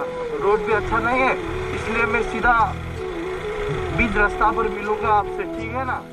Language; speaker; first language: Hindi; non-native, learner; Nepali